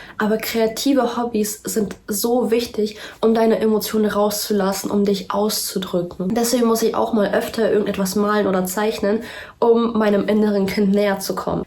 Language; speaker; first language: German; early bilingual, other home language; Russian